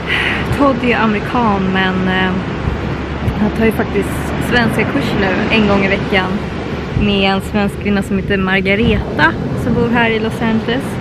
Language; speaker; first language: Swedish; native; Swedish